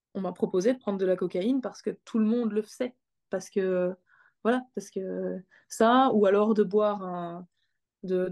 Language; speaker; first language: French; native; French